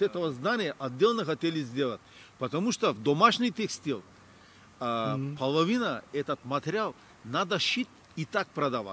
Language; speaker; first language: Russian; non-native, learner; Turkish